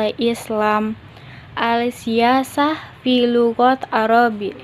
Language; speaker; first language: Arabic; non-native, learner; Indonesian